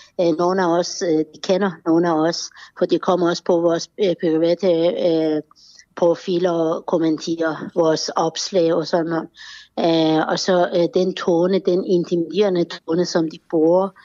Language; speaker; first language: Danish; non-native, fluent; Persian